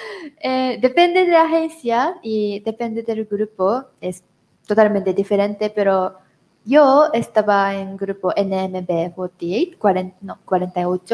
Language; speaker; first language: Spanish; non-native, learner; Japanese